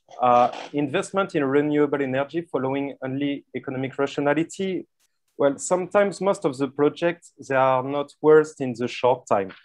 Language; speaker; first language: English; non-native, fluent; French